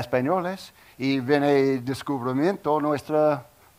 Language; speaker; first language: Spanish; non-native, learner; English